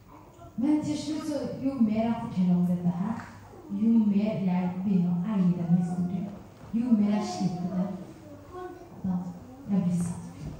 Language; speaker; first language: Norwegian; non-native, fluent; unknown